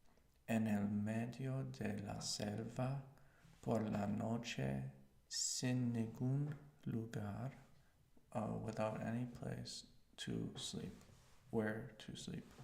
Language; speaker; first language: Spanish; non-native, learner; English